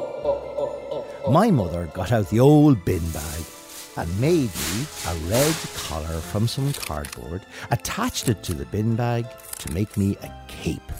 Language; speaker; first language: English; native; English